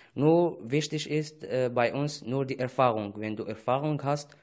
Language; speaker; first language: German; non-native, fluent; Arabic